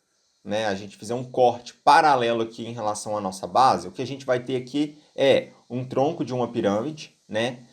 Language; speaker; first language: Portuguese; native; Portuguese